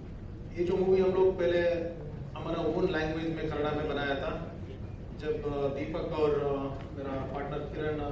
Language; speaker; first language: Hindi; non-native, learner; Kannada